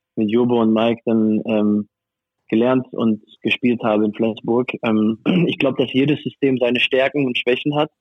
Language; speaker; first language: German; non-native, fluent; French